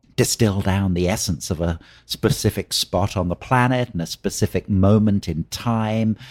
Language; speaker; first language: English; native; English